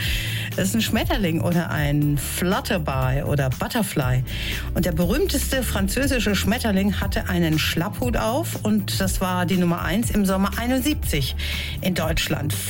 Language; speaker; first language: German; native; German